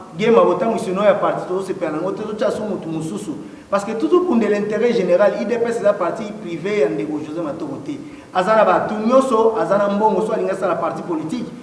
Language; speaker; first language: Lingala; non-native, local second language; Kongo